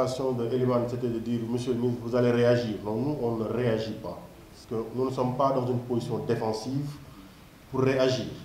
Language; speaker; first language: French; non-native, local second language; Wolof